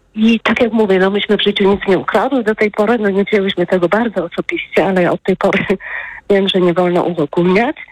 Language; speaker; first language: Polish; native; Polish